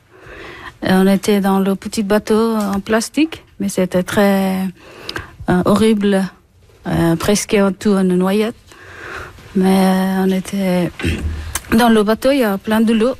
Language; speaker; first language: French; non-native, learner; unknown